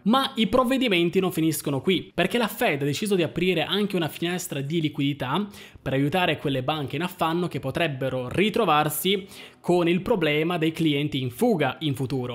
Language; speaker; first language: Italian; native; Italian